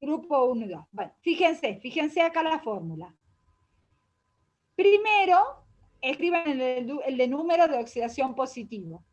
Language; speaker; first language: Spanish; native; Spanish